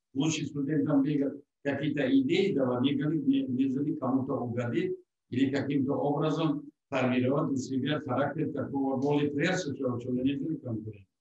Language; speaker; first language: Russian; non-native, local second language; Tajik